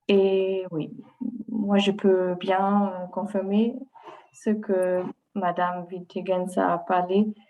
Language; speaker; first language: French; non-native, learner; German